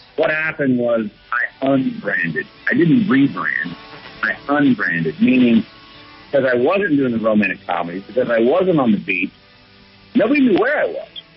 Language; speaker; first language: English; native; English